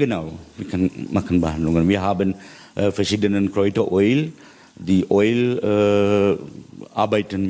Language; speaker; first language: German; non-native, learner; Sinhala